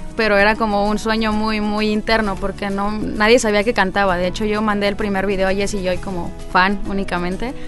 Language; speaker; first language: Spanish; native; Spanish